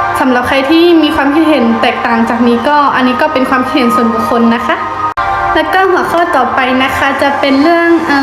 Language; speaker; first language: Thai; early bilingual, other home language; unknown